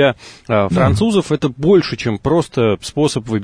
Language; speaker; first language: Russian; native; Russian